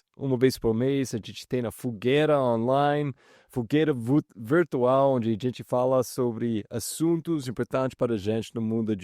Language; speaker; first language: Portuguese; non-native, fluent; English